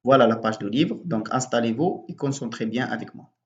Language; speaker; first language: French; non-native, local second language; Arabic